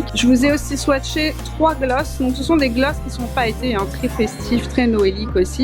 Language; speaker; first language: French; native; French